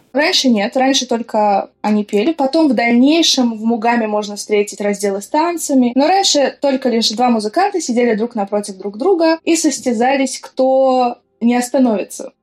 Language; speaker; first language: Russian; non-native, local second language; Azerbaijani